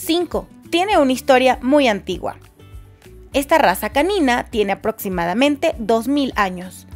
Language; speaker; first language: Spanish; native; Spanish